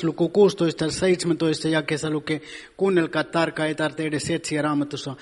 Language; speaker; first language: Finnish; non-native, fluent; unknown